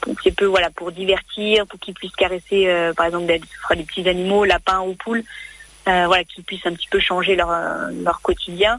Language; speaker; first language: French; native; French